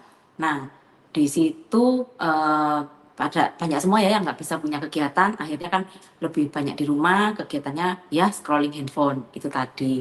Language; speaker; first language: Indonesian; native; Indonesian